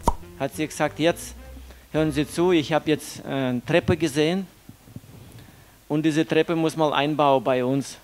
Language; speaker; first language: German; non-native, fluent; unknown